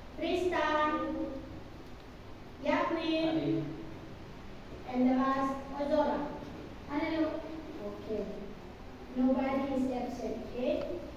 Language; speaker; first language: English; non-native, learner; Indonesian